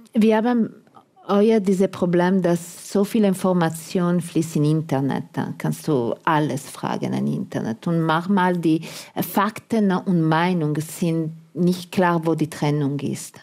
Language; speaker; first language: German; non-native, fluent; Italian